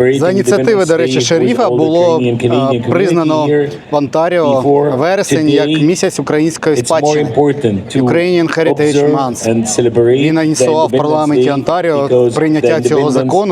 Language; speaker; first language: Ukrainian; native; Ukrainian